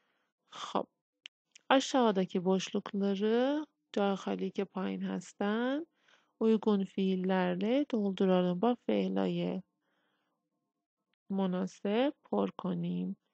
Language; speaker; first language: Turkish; non-native, fluent; Persian